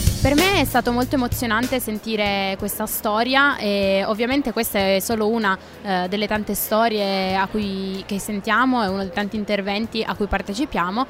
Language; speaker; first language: Italian; native; Italian